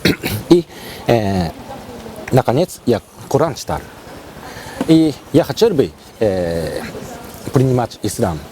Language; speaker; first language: Russian; non-native, learner; Japanese